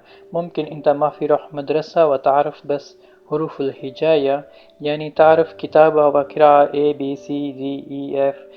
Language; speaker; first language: Arabic; non-native, learner; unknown